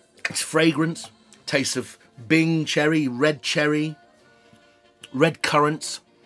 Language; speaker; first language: English; native; English